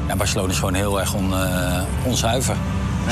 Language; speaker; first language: Dutch; native; Dutch